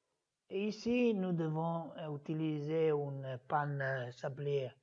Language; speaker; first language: French; non-native, fluent; Italian